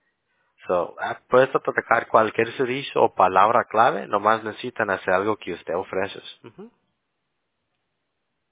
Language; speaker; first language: Spanish; early bilingual, heritage; Spanish